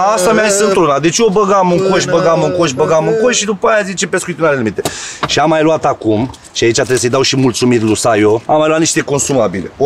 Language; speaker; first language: Romanian; native; Romanian